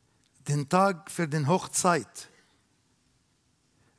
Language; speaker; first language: German; non-native, learner; Arabic